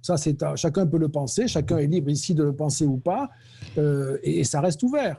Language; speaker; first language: French; native; French